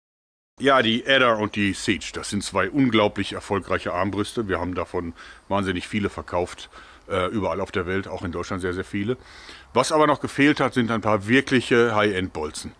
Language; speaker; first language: German; native; German